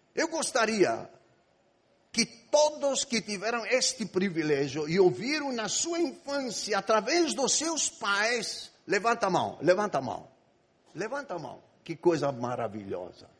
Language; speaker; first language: Portuguese; non-native, fluent; Arabic